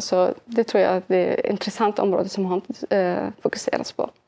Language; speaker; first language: Swedish; early bilingual, other home language; Arabic